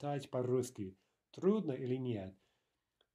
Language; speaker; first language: Russian; non-native, fluent; English